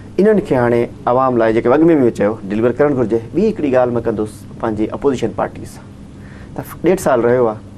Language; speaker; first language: Sindhi; non-native, local second language; Urdu